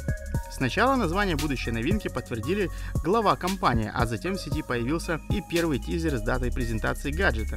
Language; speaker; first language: Russian; native; Russian